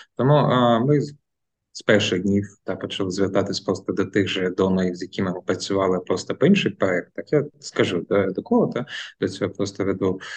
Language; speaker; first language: Ukrainian; non-native, local second language; Russian